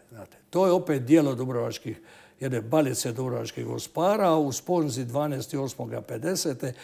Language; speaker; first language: Croatian; native; Croatian